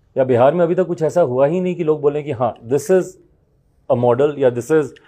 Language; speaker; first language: Hindi; native; Hindi